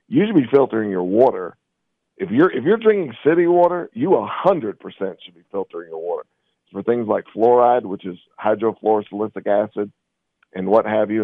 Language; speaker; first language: English; native; English